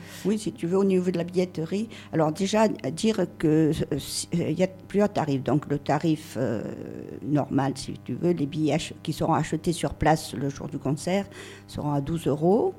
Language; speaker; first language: French; native; French